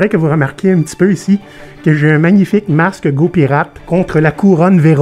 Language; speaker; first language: French; native; French